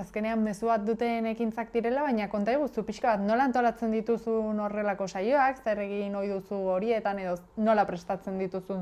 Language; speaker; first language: Basque; native; Basque